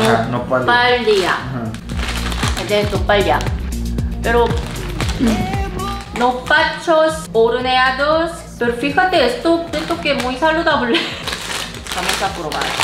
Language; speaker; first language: Spanish; non-native, learner; Korean